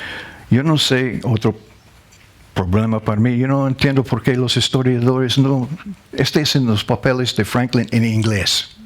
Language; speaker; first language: Spanish; non-native, learner; English